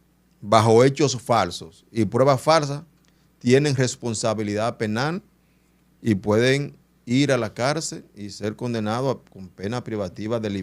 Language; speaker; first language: Spanish; native; Spanish